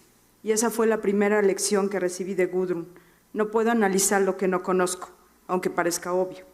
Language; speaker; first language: Spanish; native; Spanish